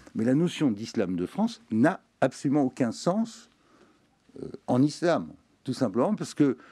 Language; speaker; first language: French; native; French